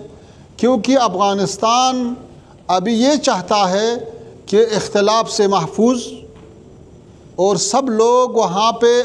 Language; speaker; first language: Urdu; non-native, learner; Pashto